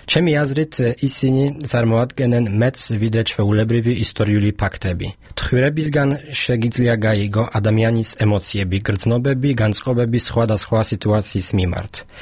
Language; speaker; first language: Georgian; non-native, fluent; Polish